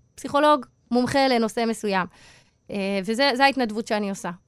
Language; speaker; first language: Hebrew; native; Hebrew